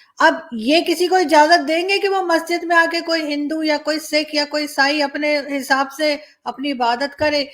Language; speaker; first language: Urdu; native; Urdu